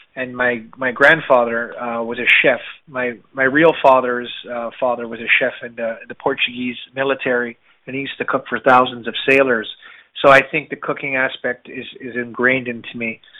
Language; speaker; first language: English; native; English